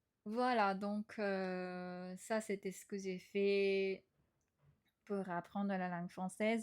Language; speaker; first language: French; non-native, fluent; Japanese